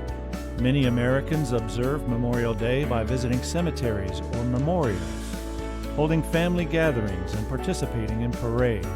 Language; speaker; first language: English; native; English